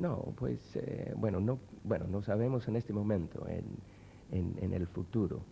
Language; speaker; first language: Spanish; non-native, fluent; English